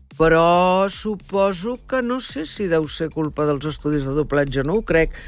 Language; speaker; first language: Catalan; native; Catalan